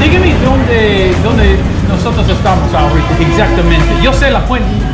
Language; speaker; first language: Spanish; non-native, learner; English